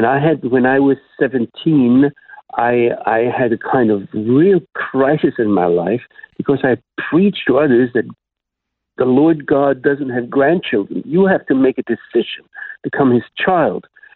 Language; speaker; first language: English; non-native, fluent; German